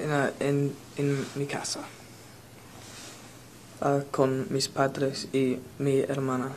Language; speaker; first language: Spanish; non-native, learner; English